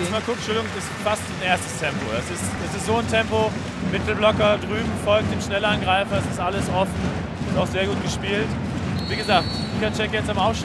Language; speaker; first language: German; native; German